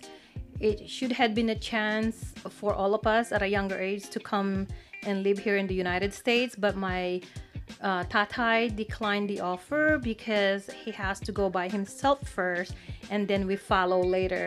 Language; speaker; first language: English; non-native, local second language; Pampanga